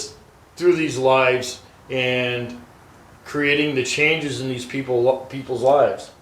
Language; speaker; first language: English; native; English